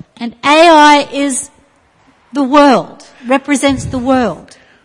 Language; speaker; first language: English; native; English